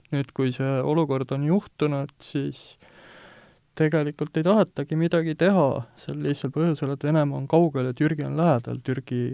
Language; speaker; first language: Estonian; native; Estonian